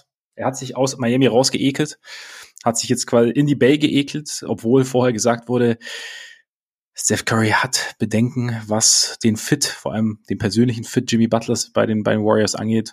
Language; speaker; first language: German; native; German